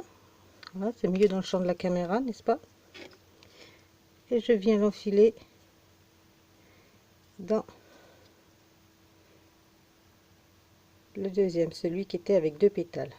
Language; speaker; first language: French; native; French